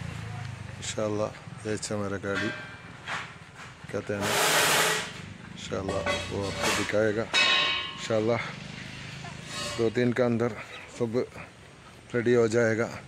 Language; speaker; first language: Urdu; non-native, local second language; Malayalam